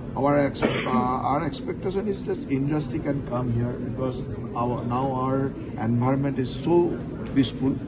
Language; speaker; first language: English; non-native, local second language; Assamese